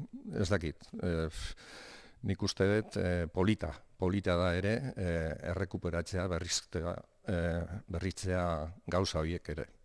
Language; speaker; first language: Basque; non-native, local second language; Spanish